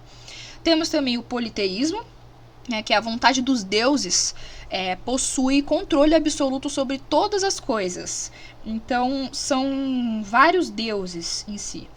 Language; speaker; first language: Portuguese; native; Portuguese